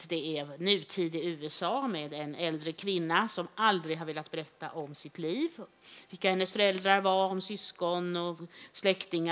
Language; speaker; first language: Swedish; native; Swedish